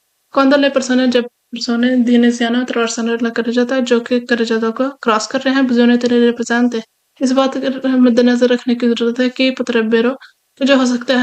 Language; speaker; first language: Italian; non-native, fluent; Urdu